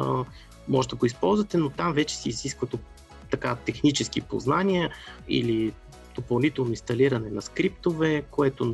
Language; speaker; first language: Bulgarian; native; Bulgarian